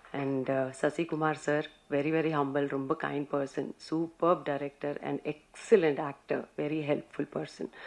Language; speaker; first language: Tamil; non-native, fluent; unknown